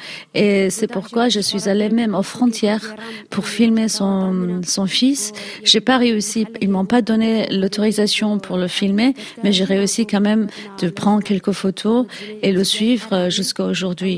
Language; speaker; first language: French; non-native, fluent; Kurdish